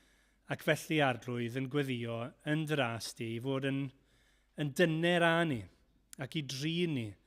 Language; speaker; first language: Welsh; native; Welsh